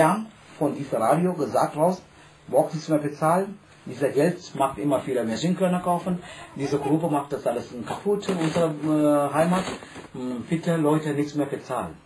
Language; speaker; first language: German; non-native, learner; Tamil